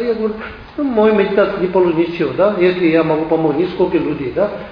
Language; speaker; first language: Russian; non-native, learner; Tibetan